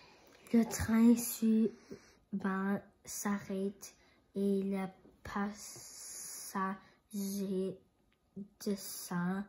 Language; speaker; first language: French; non-native, learner; English